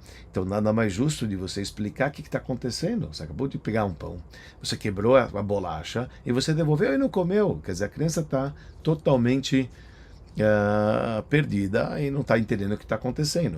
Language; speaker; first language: Portuguese; native; Portuguese